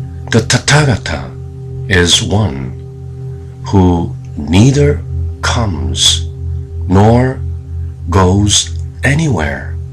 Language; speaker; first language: English; non-native, fluent; Korean